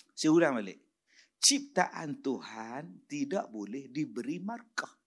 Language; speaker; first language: Malay; native; Malay